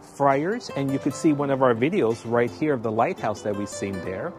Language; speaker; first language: English; native; English